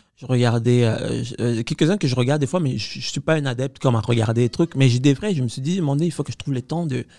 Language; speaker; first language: French; non-native, fluent; Spanish